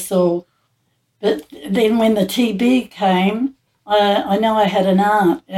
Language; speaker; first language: English; native; English